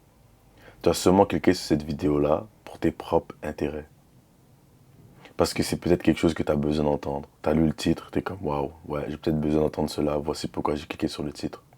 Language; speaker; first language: French; native; French